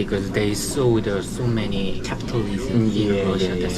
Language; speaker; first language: English; non-native, learner; Korean